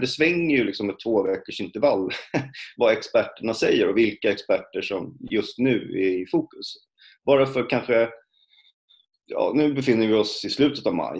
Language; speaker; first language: Swedish; native; Swedish